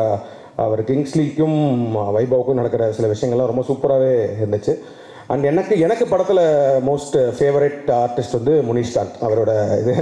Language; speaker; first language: Tamil; native; Tamil